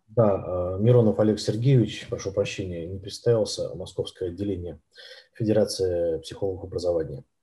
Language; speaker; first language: Russian; native; Russian